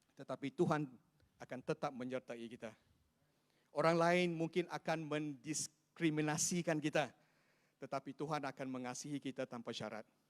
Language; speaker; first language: Malay; non-native, local second language; Chinese